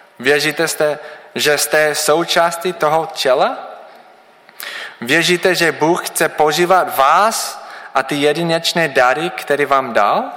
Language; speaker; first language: Czech; non-native, learner; English